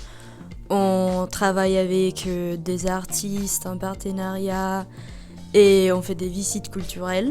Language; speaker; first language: French; non-native, learner; Spanish